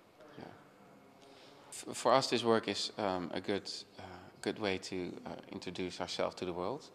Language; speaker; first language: English; non-native, fluent; Dutch